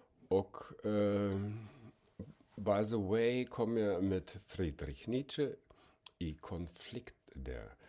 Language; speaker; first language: Swedish; non-native, fluent; German